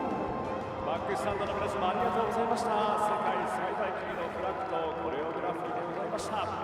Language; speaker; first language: Japanese; native; Japanese